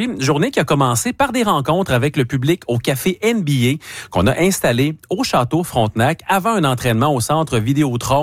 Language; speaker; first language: French; native; French